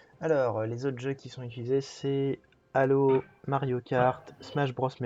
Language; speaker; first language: French; native; French